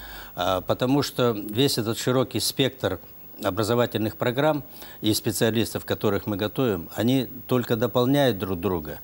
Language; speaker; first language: Russian; native; Russian